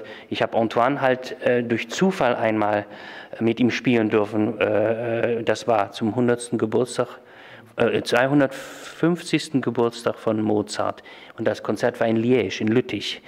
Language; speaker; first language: German; native; German